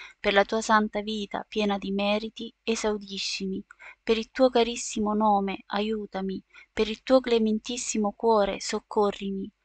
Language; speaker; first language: Italian; native; Italian